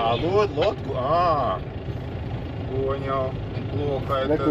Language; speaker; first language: Russian; non-native, local second language; Latvian